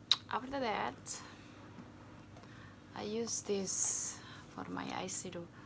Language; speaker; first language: English; non-native, learner; Indonesian